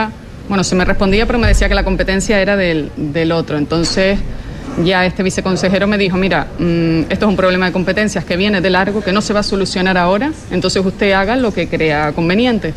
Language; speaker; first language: Spanish; native; Spanish